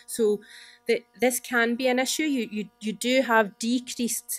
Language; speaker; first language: English; native; English